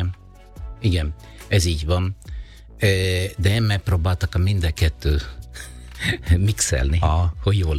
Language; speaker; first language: Hungarian; non-native, fluent; Italian